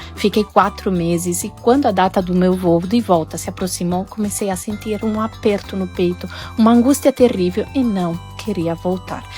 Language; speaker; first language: Portuguese; non-native, fluent; Italian